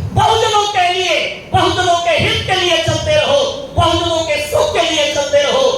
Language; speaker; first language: Hindi; native; Hindi